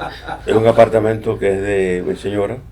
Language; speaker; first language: Spanish; native; Spanish